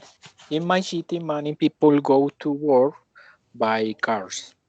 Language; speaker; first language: English; non-native, learner; Spanish